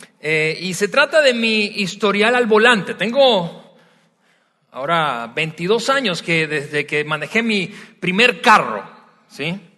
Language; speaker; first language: Spanish; native; Spanish